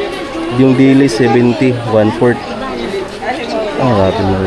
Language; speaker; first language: Filipino; non-native, local second language; Waray